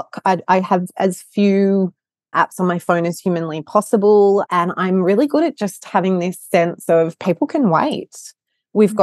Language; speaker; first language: English; native; English